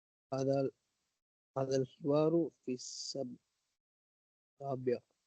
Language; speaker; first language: Arabic; non-native, learner; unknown